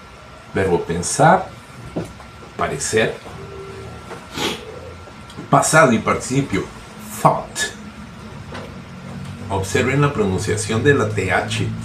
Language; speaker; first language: Spanish; non-native, fluent; Portuguese